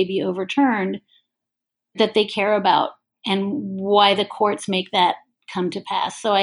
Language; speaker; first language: English; native; English